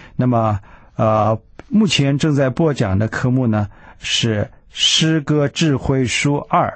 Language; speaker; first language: Chinese; early bilingual, heritage; Chinese